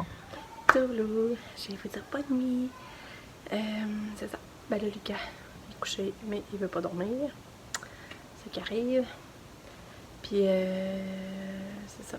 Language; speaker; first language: French; native; French